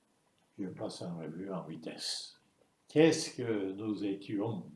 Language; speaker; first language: French; non-native, fluent; Turkish